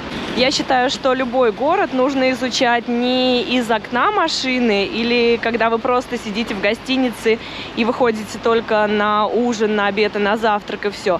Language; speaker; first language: Russian; native; Russian